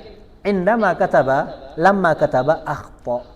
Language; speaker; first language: Arabic; non-native, fluent; Indonesian